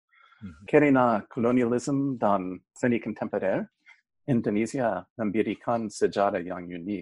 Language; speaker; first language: Indonesian; non-native, fluent; English